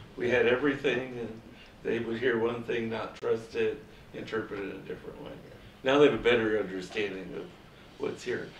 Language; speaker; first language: English; native; English